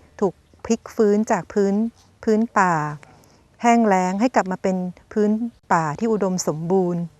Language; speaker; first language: Thai; native; Thai